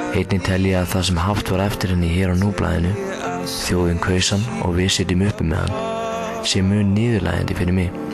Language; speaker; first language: Icelandic; early bilingual, heritage; Icelandic